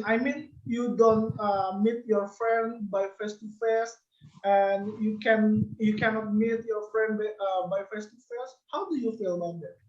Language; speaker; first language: English; non-native, learner; Indonesian